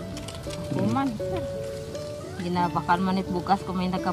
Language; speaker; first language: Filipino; non-native, local second language; Hiligaynon